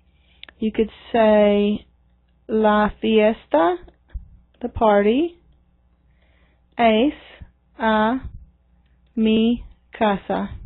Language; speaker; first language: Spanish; non-native, fluent; English